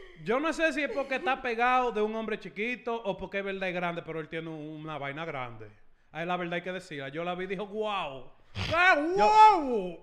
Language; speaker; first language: Spanish; early bilingual, heritage; Spanish